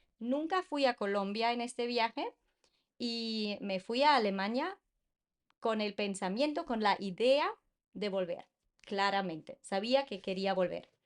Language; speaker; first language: Spanish; non-native, fluent; German